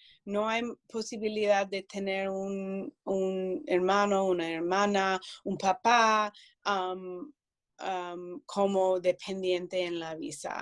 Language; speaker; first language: Spanish; non-native, fluent; English